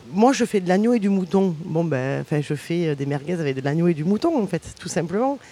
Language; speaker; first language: French; native; French